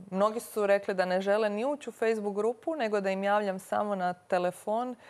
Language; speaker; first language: Croatian; native; Croatian